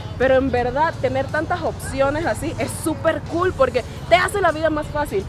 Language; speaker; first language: Spanish; native; Spanish